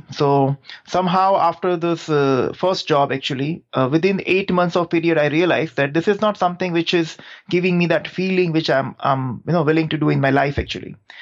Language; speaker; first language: English; non-native, local second language; Gujarati